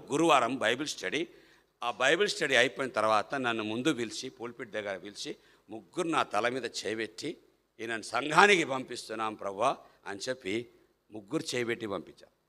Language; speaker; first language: Telugu; non-native, fluent; Malayalam